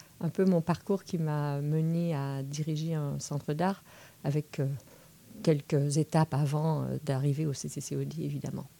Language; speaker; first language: French; native; French